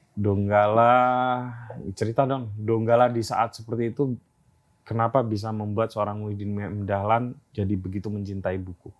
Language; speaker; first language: Indonesian; native; Indonesian